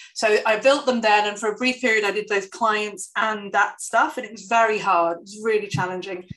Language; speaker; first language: English; native; English